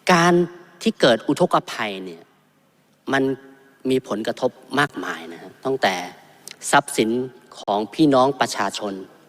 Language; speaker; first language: Thai; native; Thai